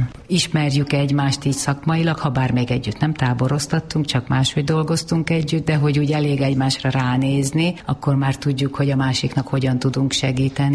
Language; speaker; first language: Hungarian; native; Hungarian